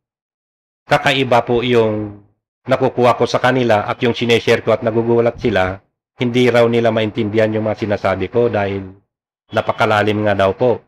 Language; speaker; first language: Filipino; non-native, local second language; Iloko